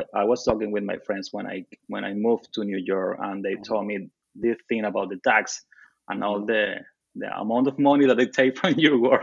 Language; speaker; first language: English; non-native, fluent; Spanish